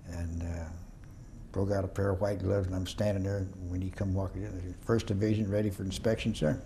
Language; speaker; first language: English; native; English